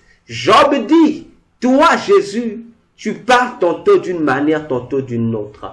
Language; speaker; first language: French; non-native, local second language; Lingala